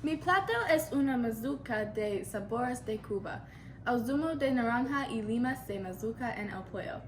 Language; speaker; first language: Spanish; non-native, learner; English